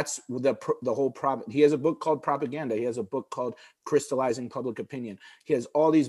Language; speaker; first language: English; early bilingual, other home language; Arabic